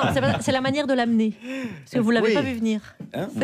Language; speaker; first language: French; native; French